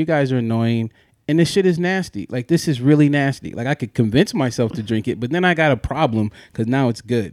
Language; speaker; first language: English; native; English